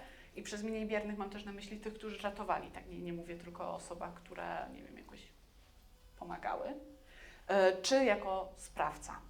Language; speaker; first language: Polish; native; Polish